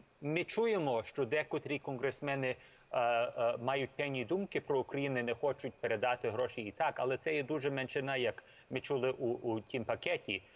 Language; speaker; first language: Ukrainian; early bilingual, heritage; English